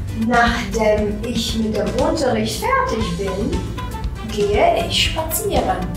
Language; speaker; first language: German; non-native, fluent; Albanian